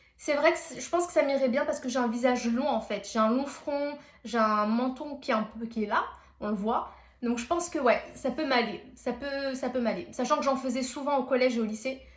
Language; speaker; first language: French; early bilingual, other home language; Arabic